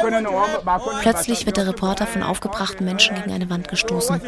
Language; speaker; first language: German; native; German